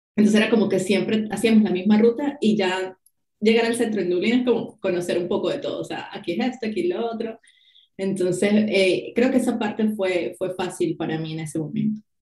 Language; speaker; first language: Spanish; native; Spanish